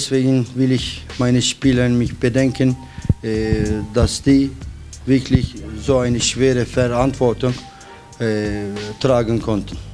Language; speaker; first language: German; non-native, fluent; Turkish